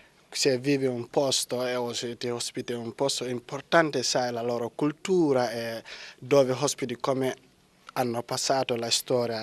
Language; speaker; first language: Italian; non-native, learner; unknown